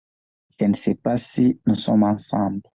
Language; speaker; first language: French; non-native, local second language; Swahili